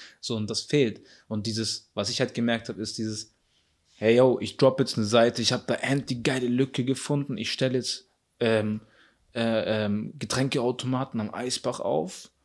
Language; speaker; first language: German; early bilingual, other home language; Arabic